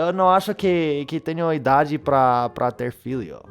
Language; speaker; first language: Portuguese; non-native, learner; English